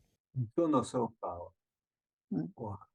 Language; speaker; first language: Japanese; non-native, learner; English